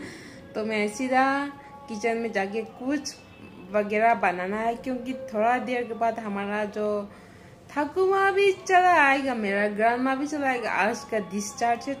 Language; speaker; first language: Hindi; non-native, local second language; Bangla